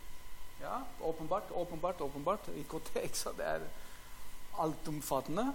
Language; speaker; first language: Norwegian; non-native, fluent; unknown